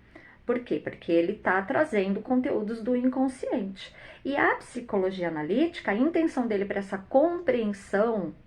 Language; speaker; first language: Portuguese; native; Portuguese